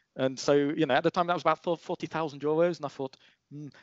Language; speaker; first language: English; native; English